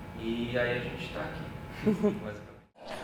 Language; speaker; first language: Portuguese; native; Portuguese